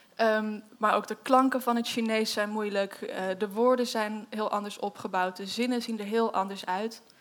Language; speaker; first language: Dutch; native; Dutch